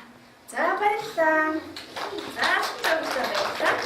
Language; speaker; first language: Mongolian; native; Mongolian